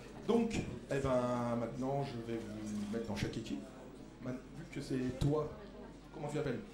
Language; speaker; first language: French; native; French